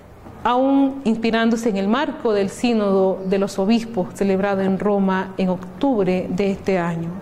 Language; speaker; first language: Spanish; native; Spanish